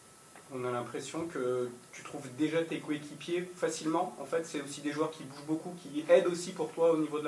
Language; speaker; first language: French; native; French